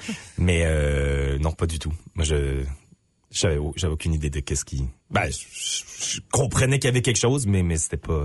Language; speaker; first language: French; native; French